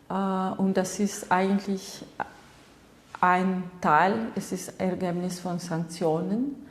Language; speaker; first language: German; non-native, fluent; Russian